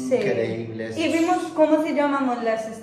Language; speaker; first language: Spanish; non-native, fluent; English